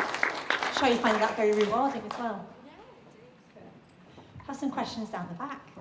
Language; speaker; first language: English; native; English